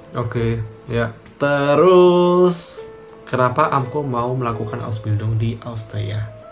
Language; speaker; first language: Indonesian; native; Indonesian